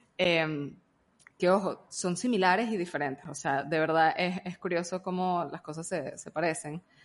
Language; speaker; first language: Spanish; native; Spanish